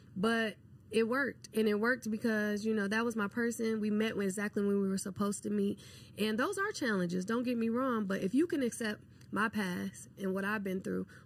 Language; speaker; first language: English; native; English